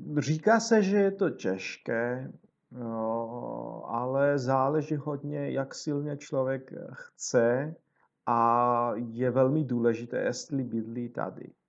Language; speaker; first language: Czech; non-native, fluent; Georgian